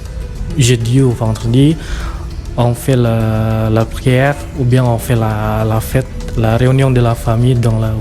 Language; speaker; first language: French; non-native, fluent; Indonesian